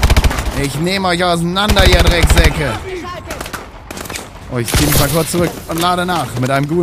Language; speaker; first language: German; native; German